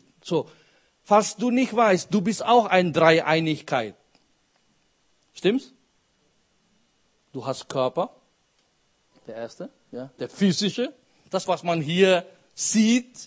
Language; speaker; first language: German; non-native, fluent; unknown